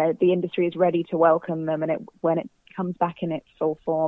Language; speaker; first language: English; native; English